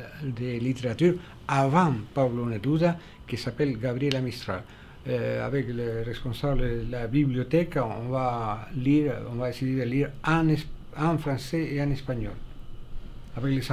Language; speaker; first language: French; non-native, fluent; Spanish